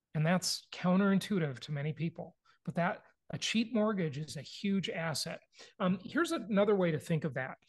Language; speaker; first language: English; native; English